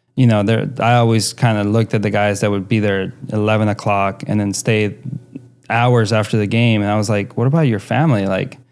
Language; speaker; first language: English; early bilingual, other home language; Spanish